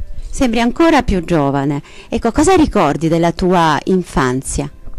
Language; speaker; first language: Italian; native; Italian